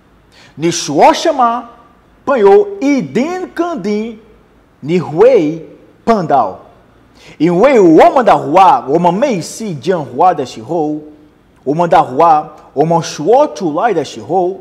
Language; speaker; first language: Chinese; non-native, learner; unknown